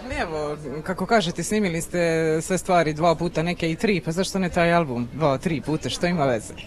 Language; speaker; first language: Croatian; native; Croatian